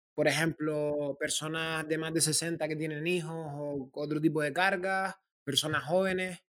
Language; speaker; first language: Spanish; native; Spanish